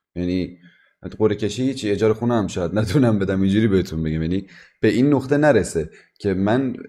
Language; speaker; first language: Persian; native; Persian